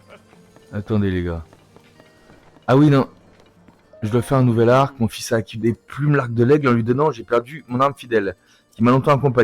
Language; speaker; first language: French; native; French